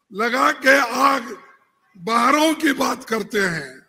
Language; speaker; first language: Hindi; non-native, local second language; Kannada